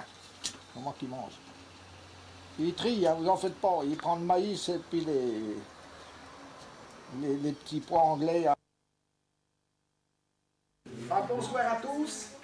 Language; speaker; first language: French; native; French